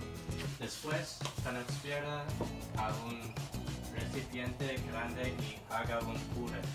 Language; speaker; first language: Spanish; non-native, learner; English